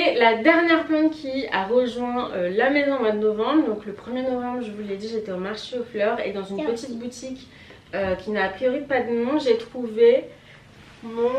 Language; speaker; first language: French; native; French